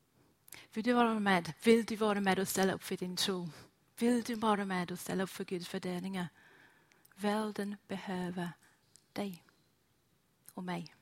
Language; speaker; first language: Swedish; non-native, fluent; English